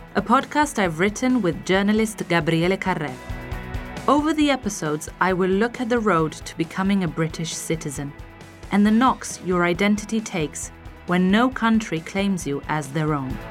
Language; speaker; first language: English; non-native, fluent; Italian